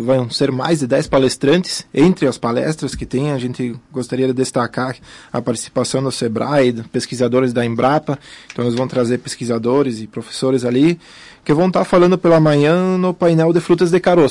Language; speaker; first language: Portuguese; native; Portuguese